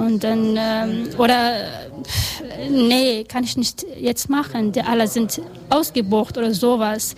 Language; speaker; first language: German; non-native, learner; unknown